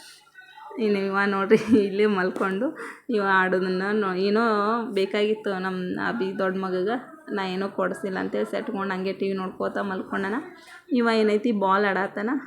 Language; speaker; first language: Kannada; native; Kannada